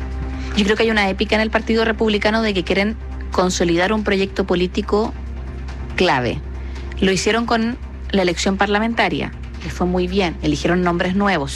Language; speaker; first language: Spanish; native; Spanish